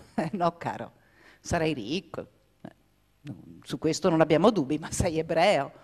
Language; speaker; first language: Italian; non-native, fluent; English